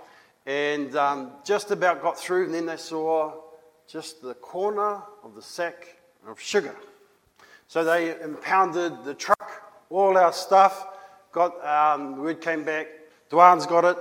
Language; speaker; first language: English; native; English